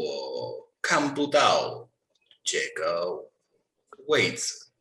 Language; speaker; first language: Chinese; non-native, learner; English